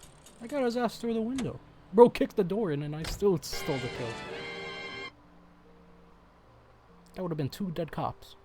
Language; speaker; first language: English; native; English